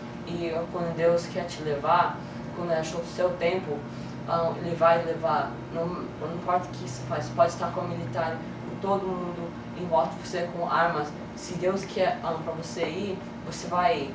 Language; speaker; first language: Portuguese; early bilingual, heritage; English